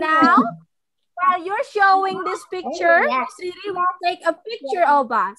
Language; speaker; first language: English; non-native, local second language; Indonesian